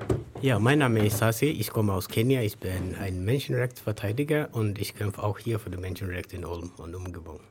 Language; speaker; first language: German; non-native, learner; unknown